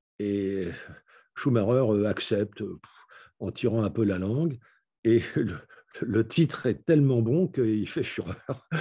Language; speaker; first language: French; native; French